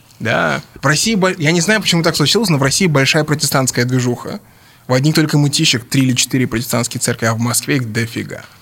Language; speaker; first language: Russian; early bilingual, other home language; English